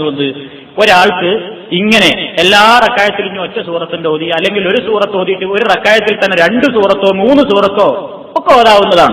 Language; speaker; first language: Malayalam; native; Malayalam